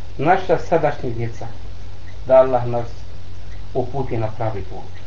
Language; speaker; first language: Bosnian; non-native, learner; Arabic